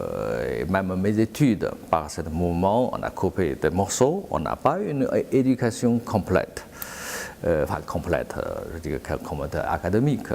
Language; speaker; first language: French; non-native, fluent; Chinese